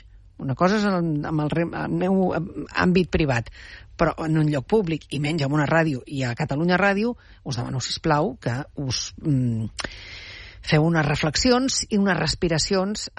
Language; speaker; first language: Catalan; native; Catalan